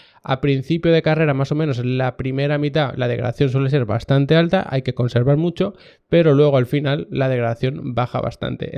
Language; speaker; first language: Spanish; native; Spanish